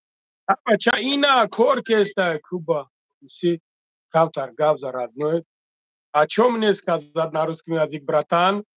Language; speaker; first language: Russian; non-native, local second language; Tajik